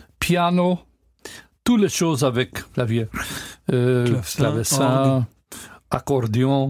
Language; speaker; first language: French; non-native, learner; English